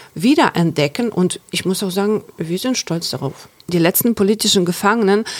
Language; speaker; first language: German; non-native, fluent; Ukrainian